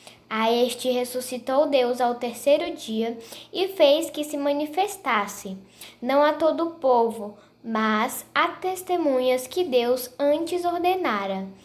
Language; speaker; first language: Portuguese; native; Portuguese